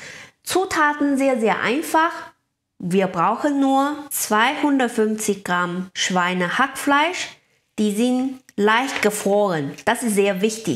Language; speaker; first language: German; non-native, learner; Chinese